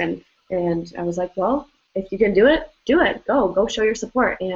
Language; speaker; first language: English; native; English